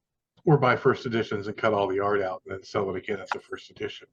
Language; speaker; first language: English; native; English